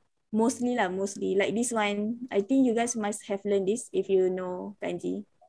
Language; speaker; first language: English; non-native, local second language; Malay